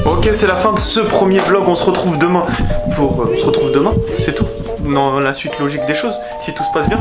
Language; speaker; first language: French; native; French